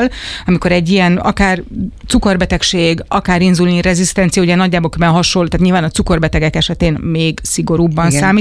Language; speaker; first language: Hungarian; native; Hungarian